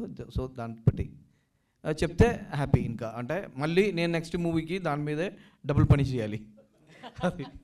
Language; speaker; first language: Telugu; non-native, learner; Malayalam